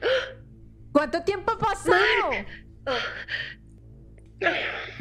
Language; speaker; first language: Spanish; native; Spanish